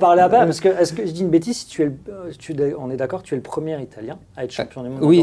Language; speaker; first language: French; native; French